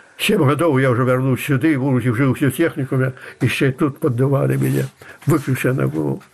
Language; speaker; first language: Russian; non-native, fluent; Belarusian